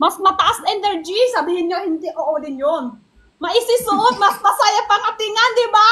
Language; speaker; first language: Filipino; non-native, learner; Chinese